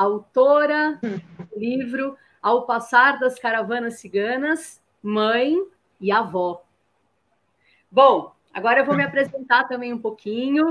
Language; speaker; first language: Portuguese; native; Portuguese